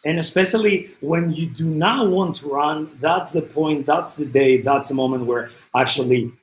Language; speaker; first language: English; non-native, fluent; Greek